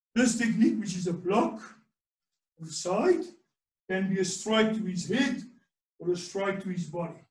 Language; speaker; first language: English; non-native, local second language; Afrikaans